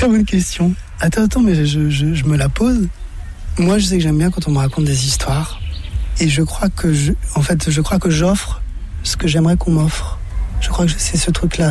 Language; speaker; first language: French; native; French